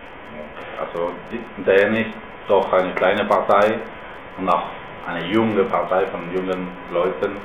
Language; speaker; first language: German; non-native, fluent; Spanish